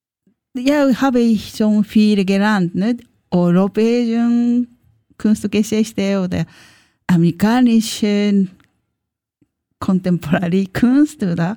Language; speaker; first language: German; non-native, learner; Japanese